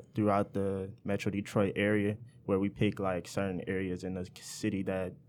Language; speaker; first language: English; native; English